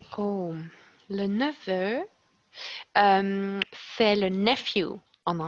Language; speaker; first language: French; non-native, learner; English